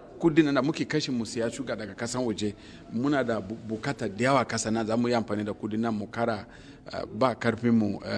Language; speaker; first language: Hausa; non-native, local second language; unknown